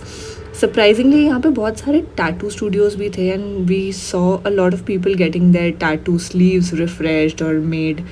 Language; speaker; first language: English; non-native, local second language; Hindi